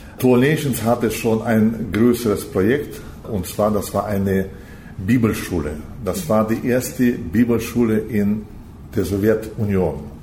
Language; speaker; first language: German; early bilingual, heritage; German